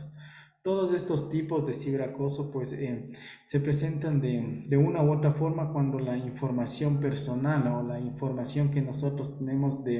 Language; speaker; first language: Spanish; native; Spanish